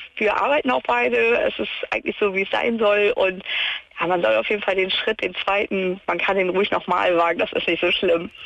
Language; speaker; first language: German; native; German